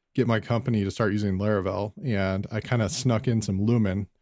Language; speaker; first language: English; native; English